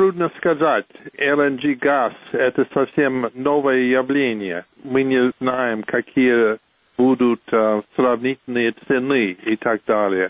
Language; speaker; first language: Russian; non-native, fluent; English